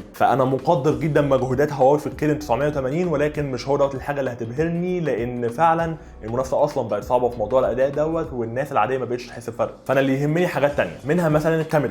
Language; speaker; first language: Arabic; native; Arabic